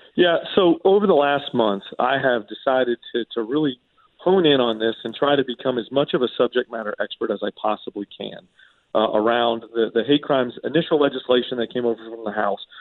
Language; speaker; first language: English; native; English